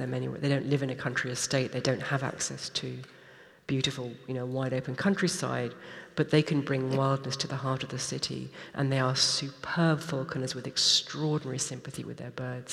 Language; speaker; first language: English; native; English